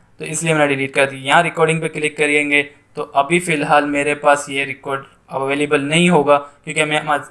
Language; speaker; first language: Hindi; native; Hindi